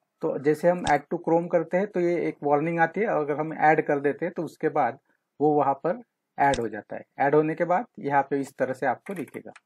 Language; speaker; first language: Hindi; non-native, local second language; Marathi